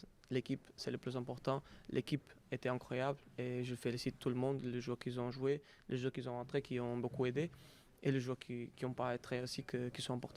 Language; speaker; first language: French; non-native, fluent; Portuguese